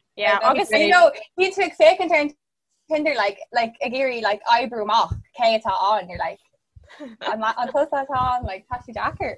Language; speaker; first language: Irish; non-native, local second language; English